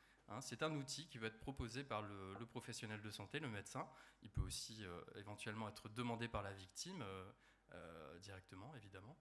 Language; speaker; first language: French; native; French